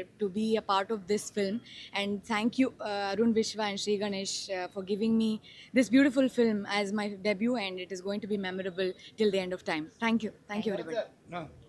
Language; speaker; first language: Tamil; non-native, learner; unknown